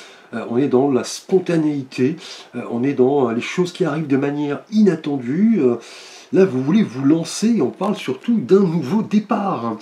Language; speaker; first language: French; native; French